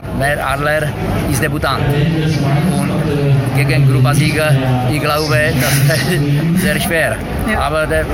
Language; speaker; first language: German; non-native, learner; Czech